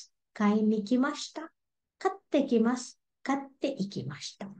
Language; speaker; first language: Japanese; non-native, fluent; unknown